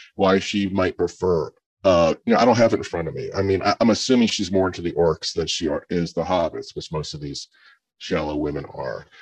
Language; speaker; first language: English; native; English